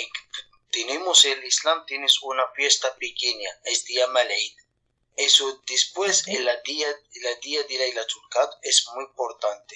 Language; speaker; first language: Spanish; non-native, learner; Arabic